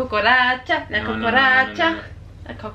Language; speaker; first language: Spanish; non-native, learner; English